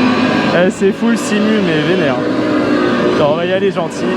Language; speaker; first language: French; native; French